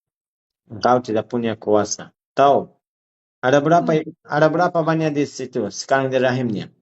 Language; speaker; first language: Malay; native; Malay